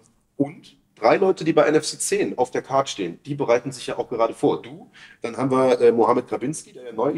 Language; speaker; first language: German; native; German